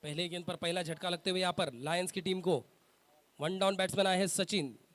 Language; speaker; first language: Hindi; non-native, local second language; Marathi